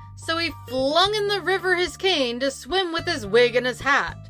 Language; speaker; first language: English; native; English